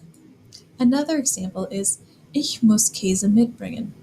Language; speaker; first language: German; non-native, fluent; English